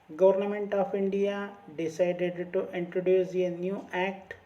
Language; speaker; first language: English; non-native, local second language; Kannada